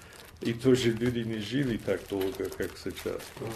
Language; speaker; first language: Russian; non-native, fluent; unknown